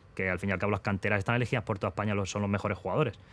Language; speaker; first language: Spanish; native; Spanish